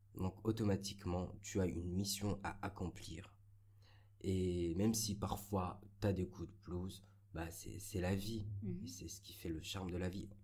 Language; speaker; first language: French; non-native, local second language; Arabic